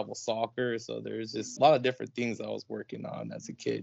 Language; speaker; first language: English; native; English